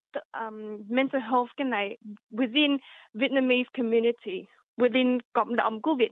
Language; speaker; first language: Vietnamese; early bilingual, heritage; Vietnamese